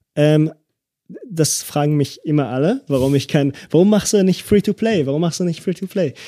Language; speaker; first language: German; early bilingual, other home language; Hebrew